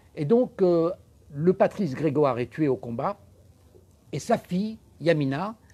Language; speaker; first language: French; non-native, local second language; Arabic